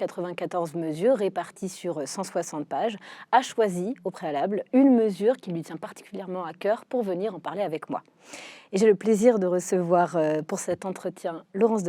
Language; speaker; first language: French; native; French